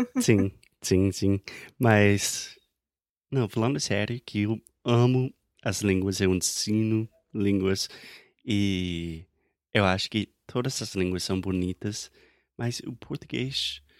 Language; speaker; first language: Portuguese; non-native, fluent; English